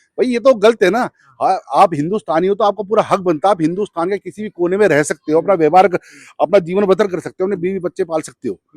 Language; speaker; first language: Hindi; native; Hindi